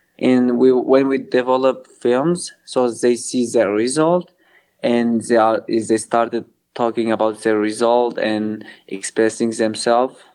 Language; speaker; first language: English; non-native, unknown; Kurdish